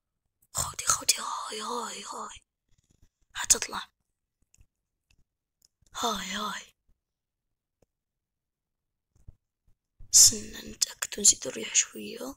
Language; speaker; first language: Arabic; native; Arabic